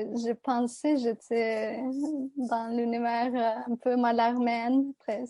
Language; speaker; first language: French; non-native, fluent; Turkish